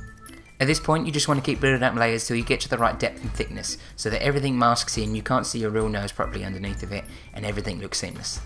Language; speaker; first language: English; native; English